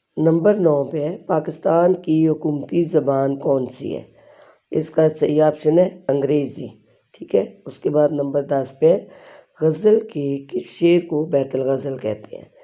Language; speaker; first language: Urdu; non-native, local second language; Pashto